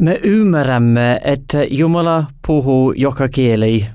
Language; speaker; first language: Finnish; non-native, learner; English